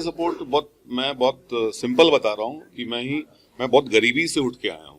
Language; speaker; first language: Hindi; native; Hindi